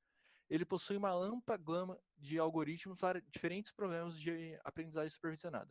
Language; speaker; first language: Portuguese; native; Portuguese